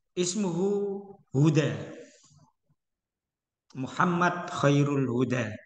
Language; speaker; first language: Arabic; non-native, fluent; Indonesian